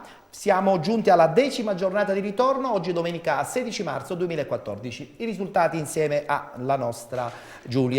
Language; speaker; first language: Italian; native; Italian